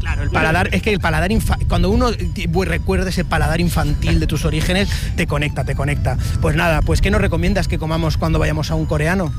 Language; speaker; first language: Spanish; native; Spanish